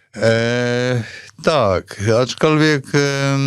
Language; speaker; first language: Polish; native; Polish